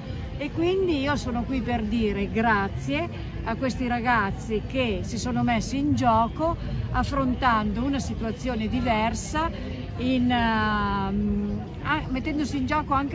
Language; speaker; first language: Italian; native; Italian